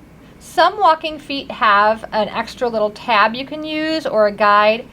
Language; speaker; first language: English; native; English